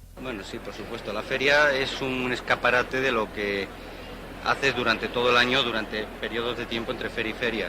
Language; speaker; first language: Spanish; native; Spanish